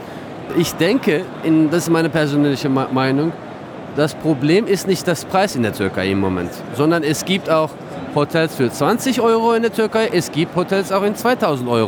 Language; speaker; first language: German; non-native, fluent; Turkish